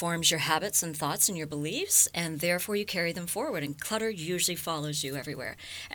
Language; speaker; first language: English; native; English